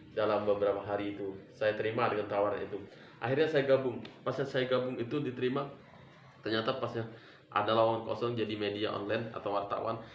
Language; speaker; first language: Indonesian; non-native, local second language; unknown